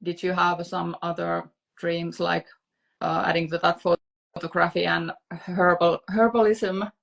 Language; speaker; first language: English; non-native, fluent; Finnish